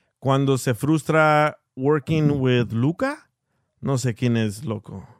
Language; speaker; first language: Spanish; early bilingual, heritage; Spanish